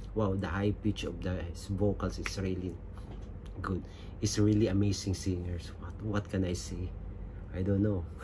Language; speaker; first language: English; non-native, local second language; Filipino